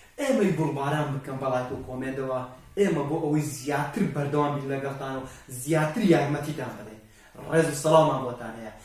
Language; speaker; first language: Central Kurdish; non-native, local second language; Kurdish